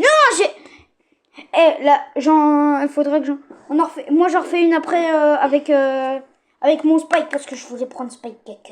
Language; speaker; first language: French; native; French